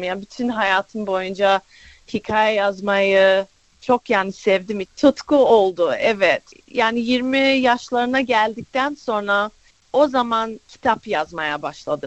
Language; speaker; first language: Turkish; early bilingual, other home language; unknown